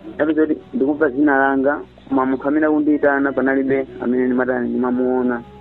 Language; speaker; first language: Nyanja; native; Nyanja